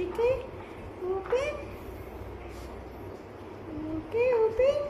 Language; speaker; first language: English; non-native, local second language; Filipino